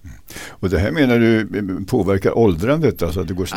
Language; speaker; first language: Swedish; native; Swedish